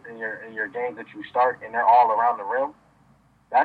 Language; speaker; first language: English; native; English